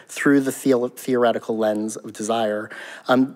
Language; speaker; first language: English; native; English